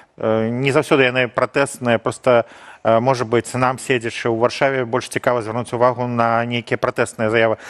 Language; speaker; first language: Belarusian; non-native, local second language; Russian